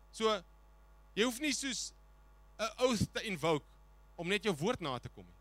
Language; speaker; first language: English; non-native, local second language; Afrikaans